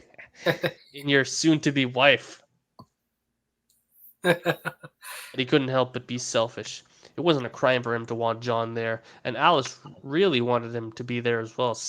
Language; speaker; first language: English; native; English